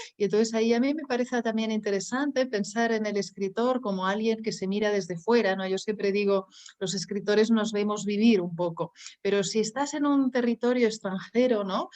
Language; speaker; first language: Spanish; native; Spanish